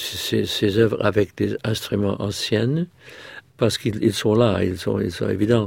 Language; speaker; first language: French; non-native, fluent; English